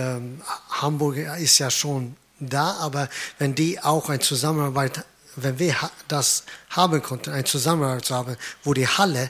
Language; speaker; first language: German; non-native, fluent; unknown